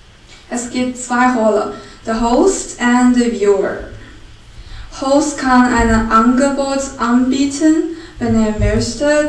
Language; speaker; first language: German; non-native, learner; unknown